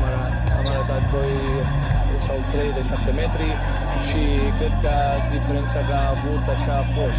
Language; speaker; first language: Romanian; non-native, learner; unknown